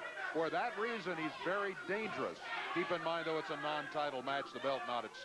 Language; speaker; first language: English; native; English